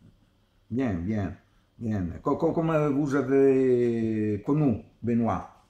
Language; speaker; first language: French; non-native, learner; Italian